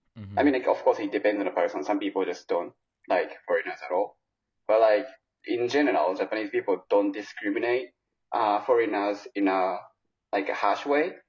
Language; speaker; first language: English; non-native, fluent; Japanese